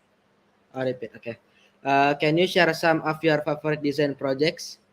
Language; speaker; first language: English; non-native, learner; Indonesian